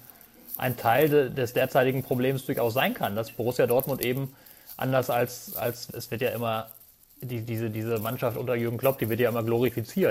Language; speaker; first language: German; native; German